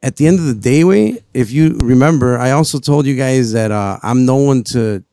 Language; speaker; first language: English; early bilingual, other home language; Spanish